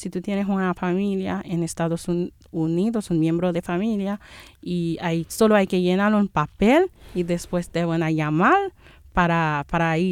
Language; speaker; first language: Spanish; non-native, fluent; Haitian Creole